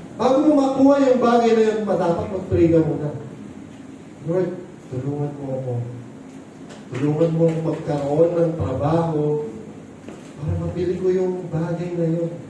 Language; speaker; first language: Filipino; non-native, local second language; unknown